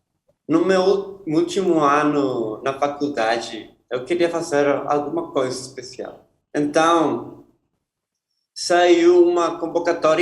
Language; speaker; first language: Portuguese; non-native, fluent; Spanish